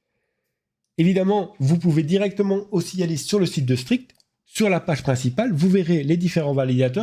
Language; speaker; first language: French; native; French